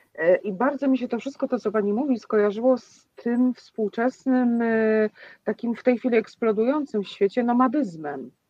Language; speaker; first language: Polish; native; Polish